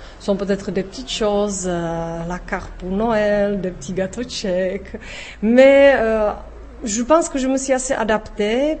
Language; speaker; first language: French; non-native, fluent; Czech